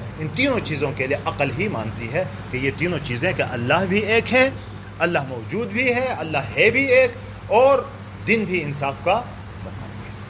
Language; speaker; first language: Urdu; non-native, local second language; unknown